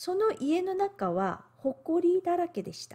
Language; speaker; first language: Japanese; non-native, fluent; Korean